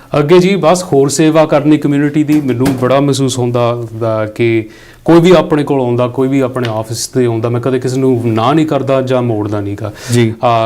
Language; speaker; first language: Punjabi; early bilingual, heritage; Punjabi